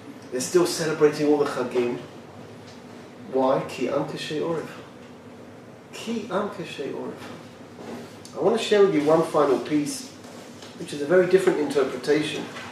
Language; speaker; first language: English; native; English